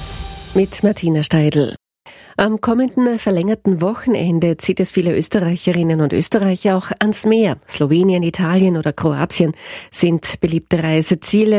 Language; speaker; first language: German; native; German